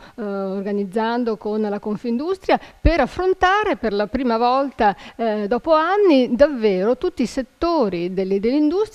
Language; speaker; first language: Italian; native; Italian